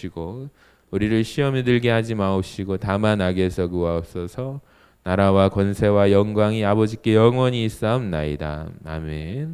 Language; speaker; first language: Korean; native; Korean